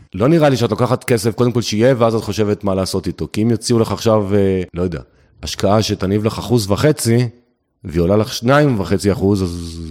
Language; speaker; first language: Hebrew; native; Hebrew